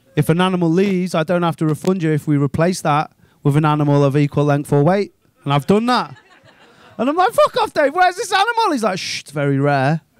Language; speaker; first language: English; native; English